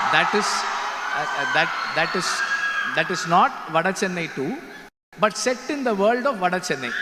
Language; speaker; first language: English; non-native, local second language; Tamil